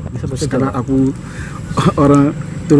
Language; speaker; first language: Indonesian; non-native, learner; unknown